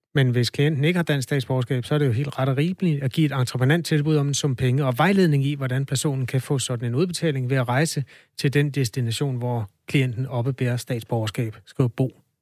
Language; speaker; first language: Danish; native; Danish